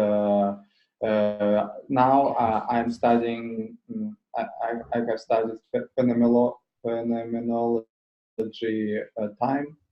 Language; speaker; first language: English; non-native, learner; Russian